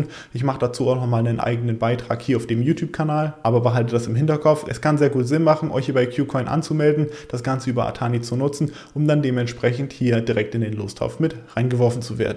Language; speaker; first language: German; native; German